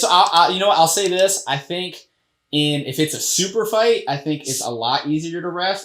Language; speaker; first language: English; native; English